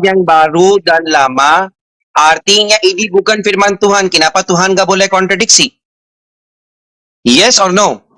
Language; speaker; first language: Indonesian; non-native, fluent; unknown